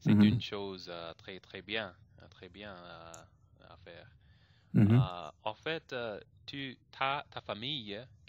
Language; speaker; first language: French; non-native, learner; English